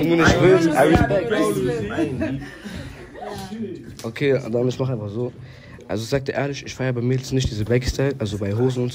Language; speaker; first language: German; native; German